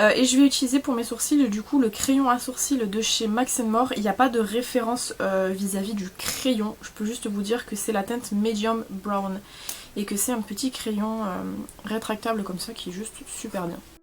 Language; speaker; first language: French; native; French